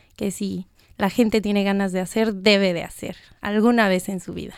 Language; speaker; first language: Spanish; native; Spanish